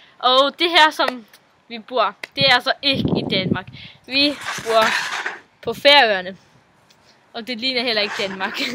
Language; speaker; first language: Danish; non-native, local second language; Faroese